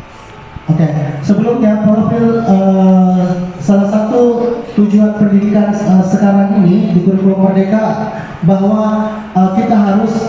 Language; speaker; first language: Indonesian; native; Indonesian